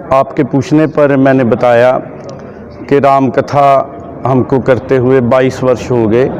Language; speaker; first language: Hindi; non-native, local second language; Punjabi